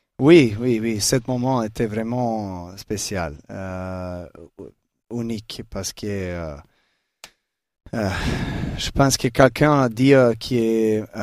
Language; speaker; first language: French; non-native, learner; Serbian